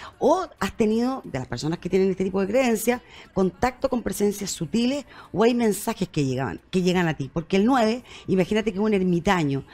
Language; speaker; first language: Spanish; native; Spanish